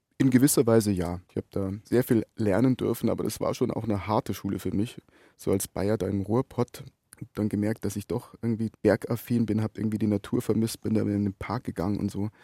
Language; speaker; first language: German; native; German